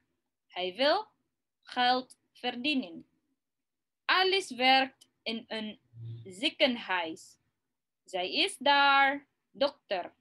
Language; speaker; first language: Dutch; non-native, learner; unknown